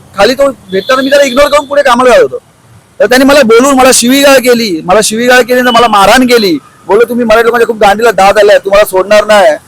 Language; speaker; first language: Marathi; native; Marathi